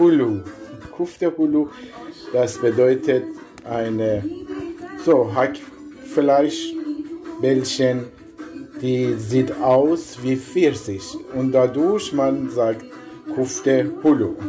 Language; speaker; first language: German; non-native, learner; Persian